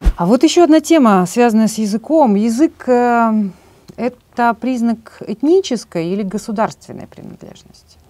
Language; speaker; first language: Russian; native; Russian